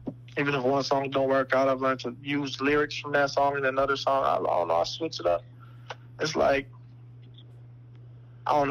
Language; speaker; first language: English; native; English